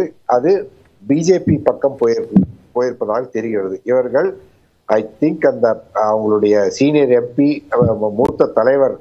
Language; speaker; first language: Tamil; native; Tamil